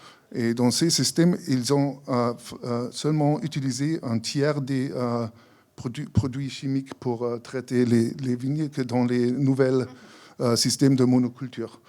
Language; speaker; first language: French; non-native, fluent; German